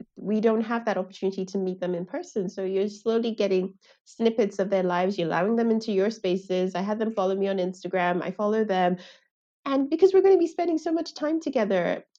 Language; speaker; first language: English; non-native, local second language; Yoruba